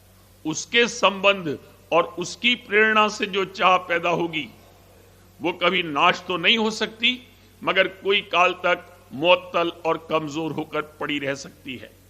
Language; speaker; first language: Hindi; native; Hindi